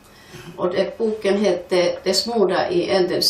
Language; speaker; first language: Swedish; non-native, fluent; Finnish